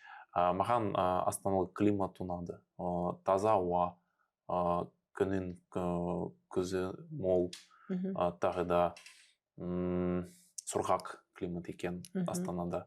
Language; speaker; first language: Kazakh; non-native, learner; Russian